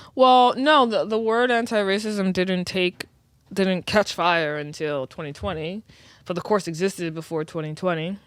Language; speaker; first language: English; native; English